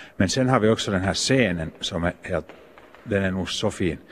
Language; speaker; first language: Swedish; native; Swedish